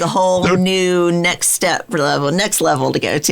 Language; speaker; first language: English; native; English